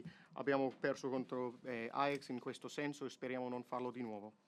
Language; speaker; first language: Italian; non-native, fluent; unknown